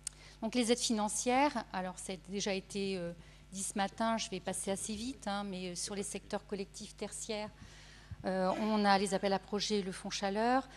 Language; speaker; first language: French; native; French